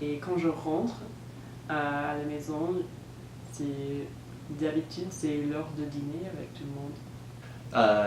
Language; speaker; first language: French; non-native, fluent; English